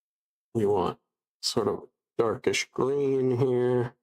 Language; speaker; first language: English; native; English